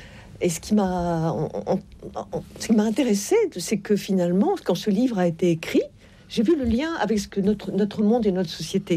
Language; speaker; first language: French; native; French